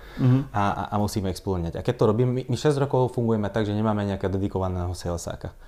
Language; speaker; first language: Slovak; non-native, local second language; Hungarian